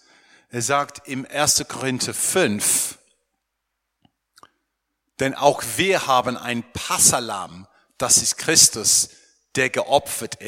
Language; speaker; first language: German; non-native, fluent; English